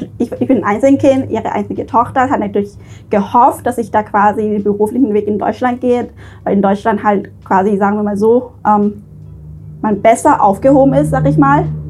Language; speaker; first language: German; early bilingual, other home language; Thai